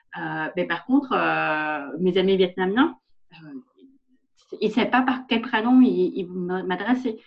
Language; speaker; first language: French; non-native, fluent; Vietnamese